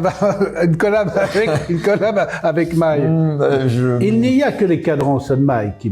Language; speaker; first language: French; native; French